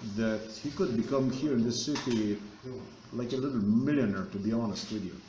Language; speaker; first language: English; non-native, fluent; Slovenian